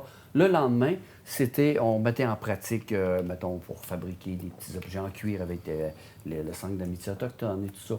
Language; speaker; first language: French; native; French